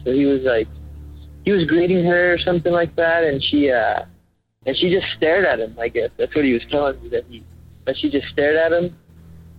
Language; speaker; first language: English; native; English